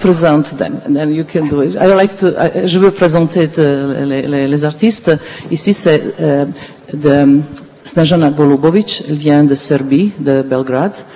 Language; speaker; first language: French; non-native, learner; Serbian